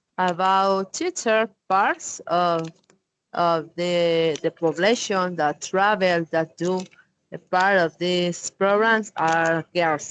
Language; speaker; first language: English; non-native, learner; Spanish